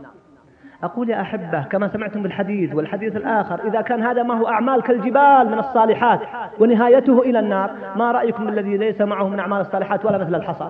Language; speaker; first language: Arabic; native; Arabic